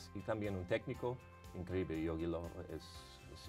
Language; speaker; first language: Spanish; non-native, fluent; English